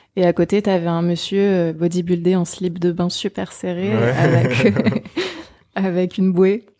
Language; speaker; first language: French; native; French